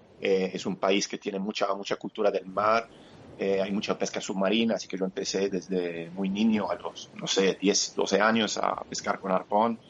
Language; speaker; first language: Spanish; non-native, fluent; French